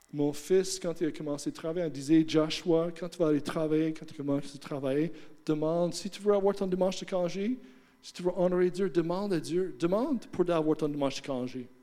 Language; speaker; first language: French; non-native, fluent; English